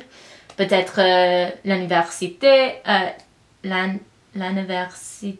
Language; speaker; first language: French; non-native, learner; English